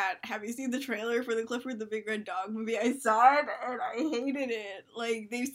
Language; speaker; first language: English; native; English